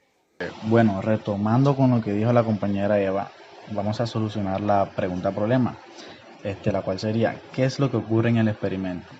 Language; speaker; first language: Spanish; native; Spanish